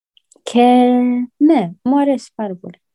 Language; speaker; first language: Greek; early bilingual, heritage; Greek